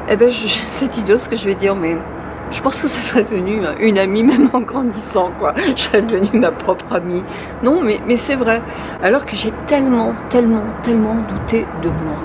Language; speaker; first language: French; native; French